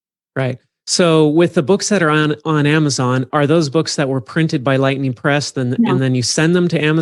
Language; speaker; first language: English; native; English